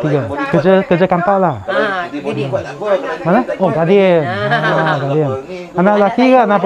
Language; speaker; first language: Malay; non-native, local second language; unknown